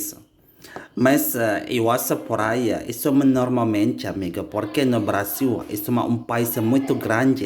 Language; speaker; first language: Portuguese; non-native, learner; Indonesian